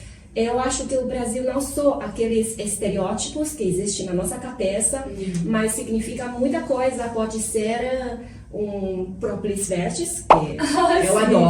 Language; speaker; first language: Portuguese; non-native, fluent; Chinese